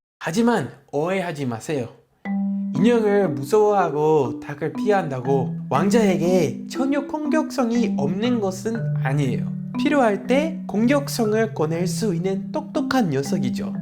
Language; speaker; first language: Korean; native; Korean